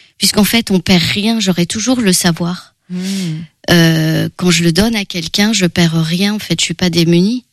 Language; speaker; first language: French; early bilingual, other home language; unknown